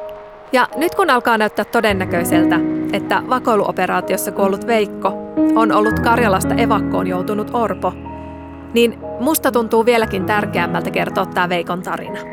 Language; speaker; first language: Finnish; native; Finnish